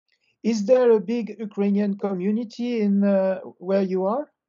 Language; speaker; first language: English; non-native, fluent; French